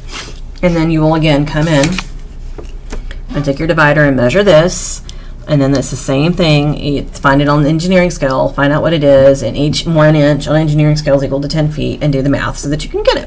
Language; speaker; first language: English; native; English